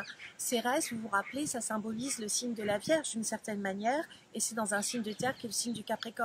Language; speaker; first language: French; native; French